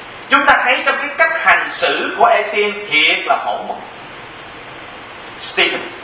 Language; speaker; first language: Vietnamese; early bilingual, heritage; Vietnamese